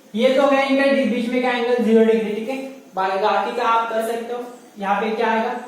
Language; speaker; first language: Hindi; non-native, local second language; Marathi